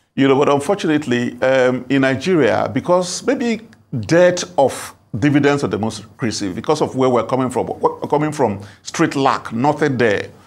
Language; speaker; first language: English; non-native, local second language; Igbo